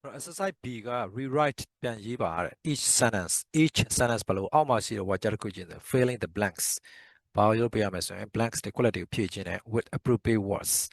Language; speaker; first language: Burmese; native; Burmese